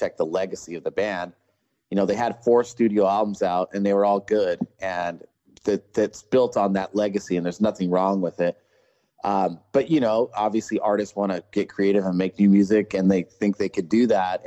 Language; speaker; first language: English; native; English